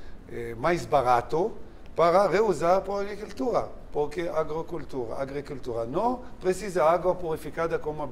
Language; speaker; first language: Portuguese; non-native, learner; Hebrew